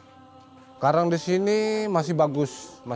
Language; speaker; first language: Indonesian; non-native, local second language; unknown